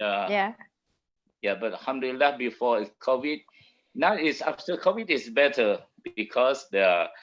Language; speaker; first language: English; non-native, learner; Malay